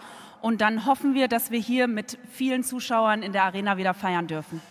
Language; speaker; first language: German; native; German